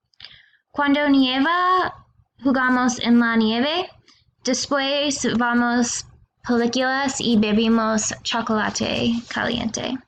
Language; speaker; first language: Spanish; non-native, learner; English